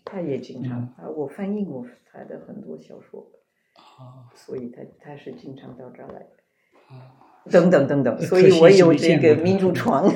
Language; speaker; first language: Chinese; non-native, fluent; French